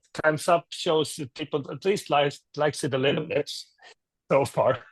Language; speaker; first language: English; non-native, fluent; Swedish